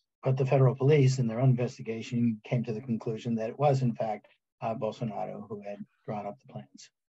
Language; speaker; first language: English; native; English